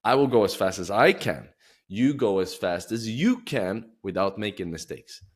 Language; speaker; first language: English; non-native, fluent; Swedish